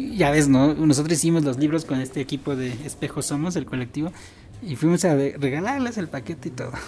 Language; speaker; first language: Spanish; non-native, local second language; Tzotzil